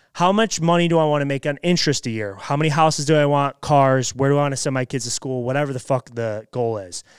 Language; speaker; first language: English; native; English